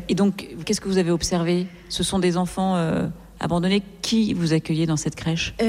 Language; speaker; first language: French; native; French